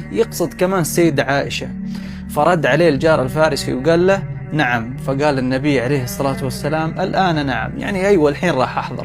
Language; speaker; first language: Arabic; native; Arabic